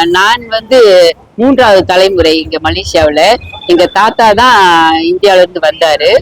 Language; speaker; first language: Tamil; early bilingual, heritage; Tamil